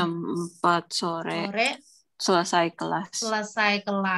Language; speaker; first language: Indonesian; non-native, learner; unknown